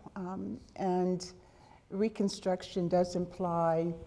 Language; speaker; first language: English; native; English